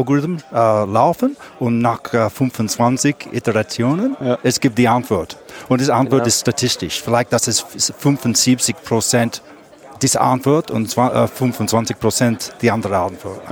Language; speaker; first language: German; non-native, learner; English